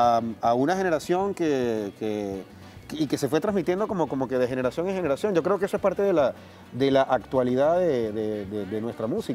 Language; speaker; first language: Spanish; native; Spanish